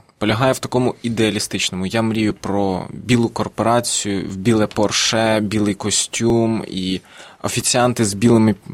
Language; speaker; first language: Ukrainian; native; Ukrainian